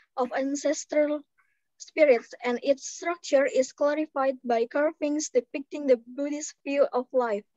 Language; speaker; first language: English; non-native, fluent; Indonesian